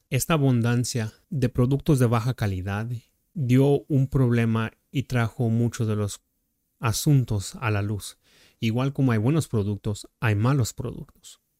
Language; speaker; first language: Spanish; early bilingual, heritage; Spanish